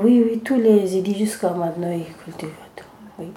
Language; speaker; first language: French; non-native, learner; Kurdish